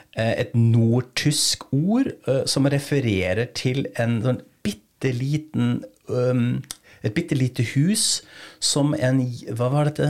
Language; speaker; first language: Norwegian; non-native, fluent; German